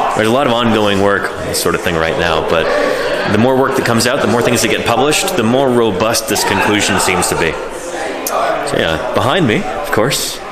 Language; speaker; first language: English; native; English